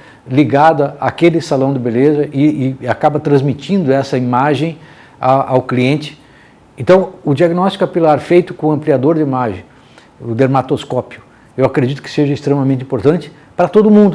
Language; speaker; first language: Portuguese; native; Portuguese